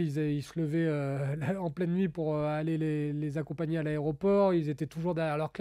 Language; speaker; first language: French; native; French